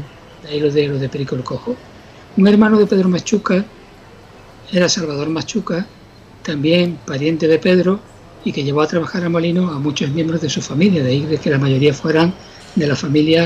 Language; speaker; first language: Spanish; native; Spanish